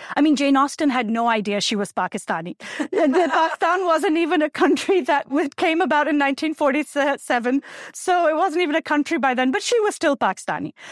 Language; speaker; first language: English; non-native, local second language; Urdu